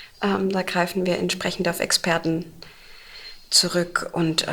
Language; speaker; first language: German; native; German